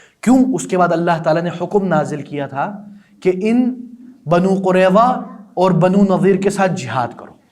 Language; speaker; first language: Urdu; non-native, local second language; Balti